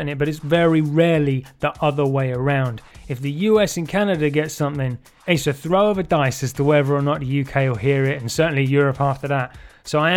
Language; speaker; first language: English; native; English